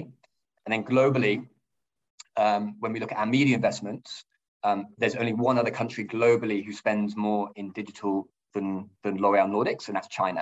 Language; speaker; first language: English; native; English